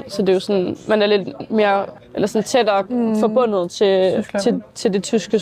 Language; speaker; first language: Danish; native; Danish